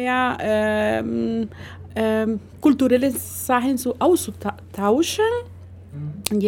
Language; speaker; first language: German; non-native, learner; Spanish